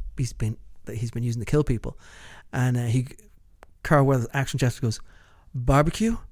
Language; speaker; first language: English; native; English